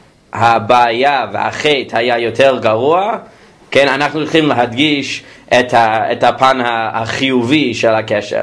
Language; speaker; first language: Hebrew; non-native, fluent; English